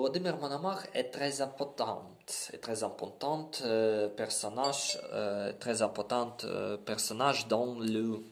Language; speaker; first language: French; non-native, learner; Ukrainian